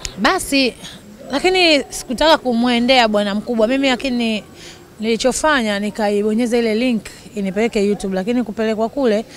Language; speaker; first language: Swahili; native; Swahili